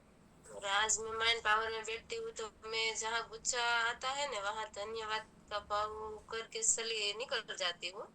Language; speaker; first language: Hindi; non-native, local second language; Gujarati